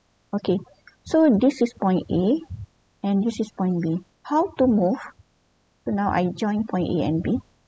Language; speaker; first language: English; non-native, local second language; Malay